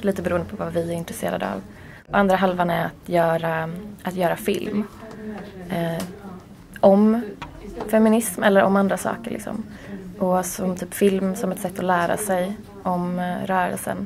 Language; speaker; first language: Swedish; native; Swedish